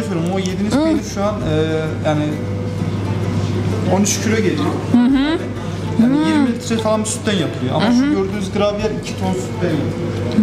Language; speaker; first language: Turkish; native; Turkish